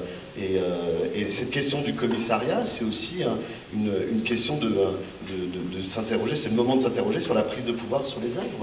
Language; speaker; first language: French; native; French